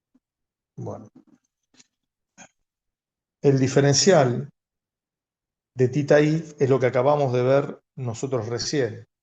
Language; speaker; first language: Spanish; native; Spanish